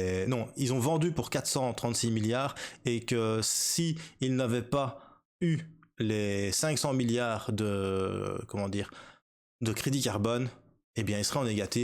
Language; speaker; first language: French; native; French